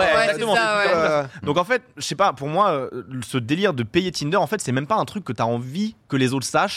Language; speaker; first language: French; native; French